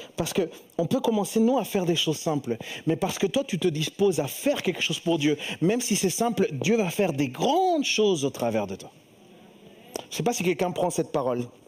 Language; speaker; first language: French; early bilingual, other home language; Spanish